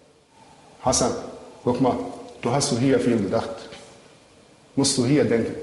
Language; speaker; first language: German; non-native, learner; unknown